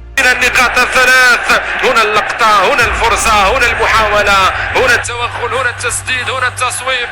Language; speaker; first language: Arabic; native; Arabic